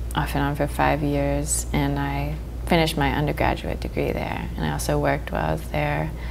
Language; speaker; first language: English; native; English